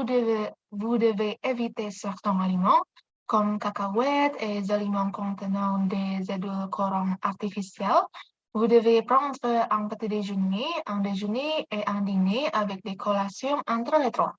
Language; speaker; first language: French; non-native, learner; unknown